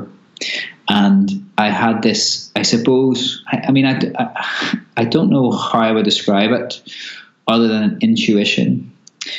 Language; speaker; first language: English; native; English